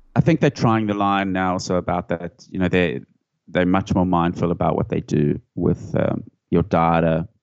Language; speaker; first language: English; native; English